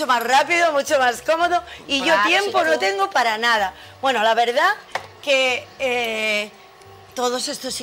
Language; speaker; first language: Spanish; native; Spanish